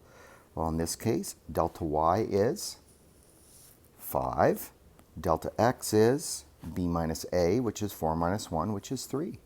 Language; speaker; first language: English; native; English